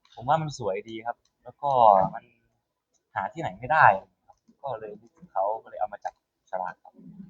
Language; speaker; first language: Thai; native; Thai